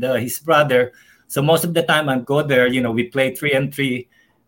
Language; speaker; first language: English; non-native, local second language; Filipino